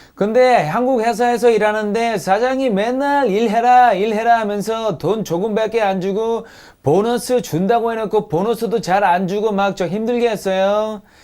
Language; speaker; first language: Korean; native; Korean